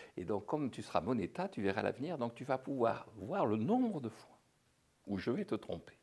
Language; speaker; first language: French; native; French